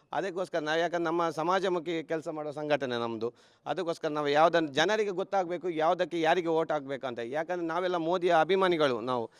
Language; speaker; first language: Kannada; non-native, local second language; Tulu